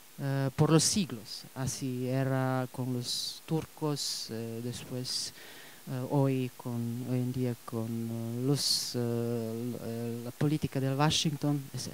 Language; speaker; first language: Spanish; non-native, fluent; Serbian